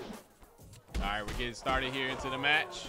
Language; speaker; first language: English; native; English